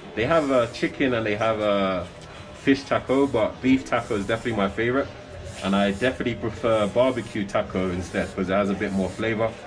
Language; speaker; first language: English; native; English